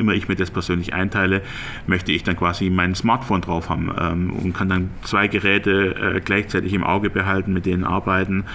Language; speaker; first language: German; native; German